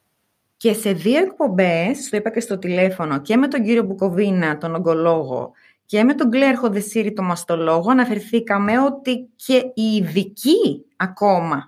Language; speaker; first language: Greek; native; Greek